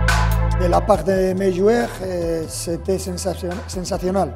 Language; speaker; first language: French; non-native, fluent; Spanish